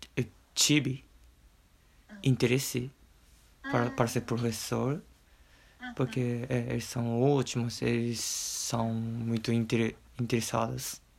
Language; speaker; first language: Portuguese; non-native, learner; Japanese